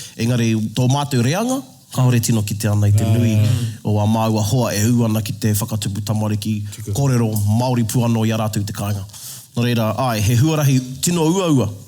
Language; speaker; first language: Māori; native; Māori